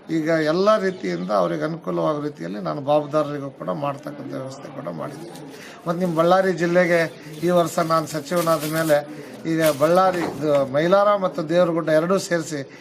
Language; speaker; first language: Kannada; native; Kannada